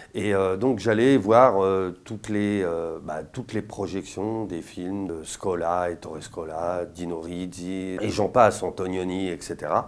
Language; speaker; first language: French; native; French